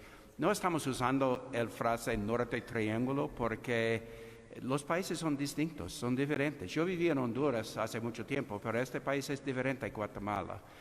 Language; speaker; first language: Spanish; non-native, fluent; English